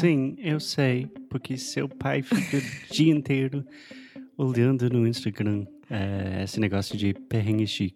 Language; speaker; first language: Portuguese; non-native, fluent; English